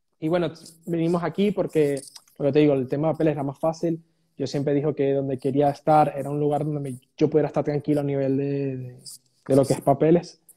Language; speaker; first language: Spanish; native; Spanish